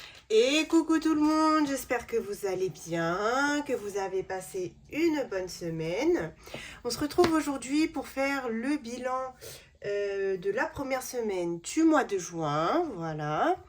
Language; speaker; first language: French; native; French